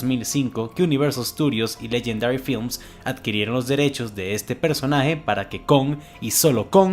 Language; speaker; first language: Spanish; native; Spanish